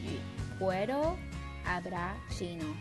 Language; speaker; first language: Spanish; non-native, learner; Chinese